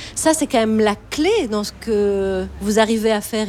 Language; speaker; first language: French; native; French